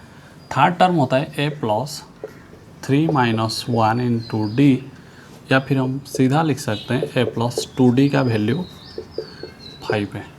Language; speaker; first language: Hindi; non-native, local second language; Odia